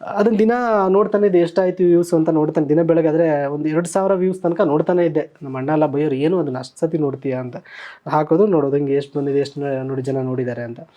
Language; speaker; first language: Kannada; native; Kannada